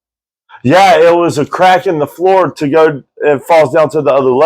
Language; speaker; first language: English; native; English